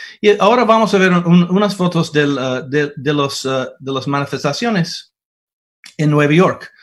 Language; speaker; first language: Spanish; non-native, fluent; English